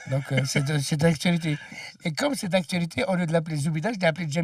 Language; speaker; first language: French; early bilingual, other home language; Arabic